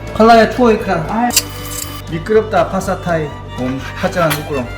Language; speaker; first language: Thai; non-native, learner; Korean